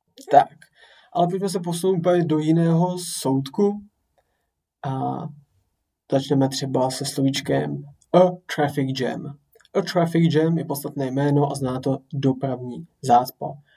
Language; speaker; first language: Czech; native; Czech